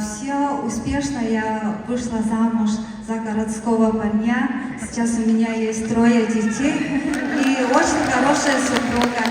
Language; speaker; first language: Russian; non-native, learner; Mongolian